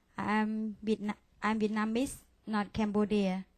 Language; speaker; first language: English; non-native, learner; Vietnamese